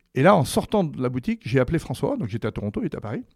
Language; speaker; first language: French; native; French